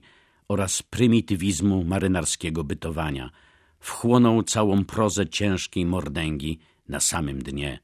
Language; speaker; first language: Polish; native; Polish